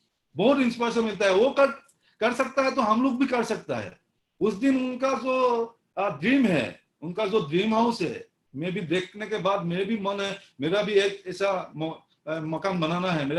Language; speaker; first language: Hindi; non-native, local second language; Assamese